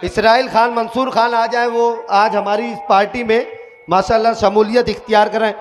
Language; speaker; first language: Hindi; native; Hindi